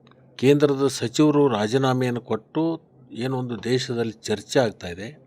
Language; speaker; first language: Kannada; native; Kannada